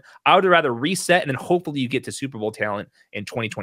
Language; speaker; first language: English; native; English